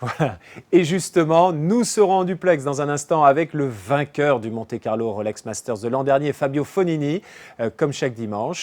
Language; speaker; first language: French; native; French